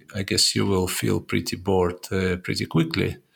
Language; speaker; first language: English; non-native, fluent; Estonian